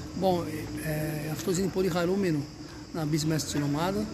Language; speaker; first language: Greek; non-native, learner; Portuguese